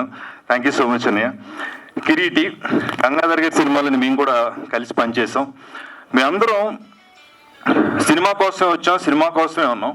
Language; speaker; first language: Telugu; native; Telugu